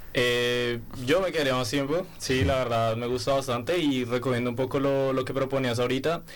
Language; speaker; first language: Spanish; native; Spanish